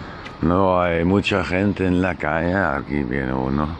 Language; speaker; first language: Spanish; non-native, learner; German